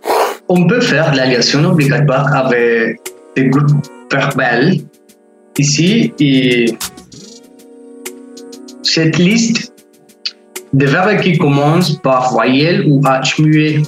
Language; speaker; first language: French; non-native, fluent; Spanish